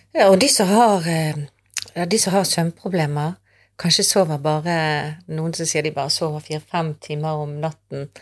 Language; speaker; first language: Norwegian; native; Norwegian